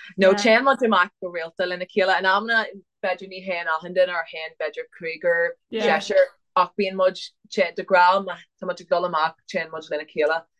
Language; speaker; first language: Irish; non-native, local second language; English